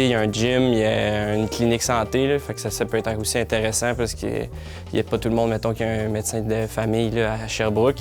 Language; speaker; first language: French; native; French